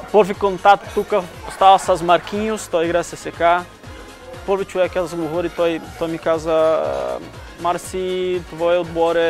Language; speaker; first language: Bulgarian; non-native, learner; Portuguese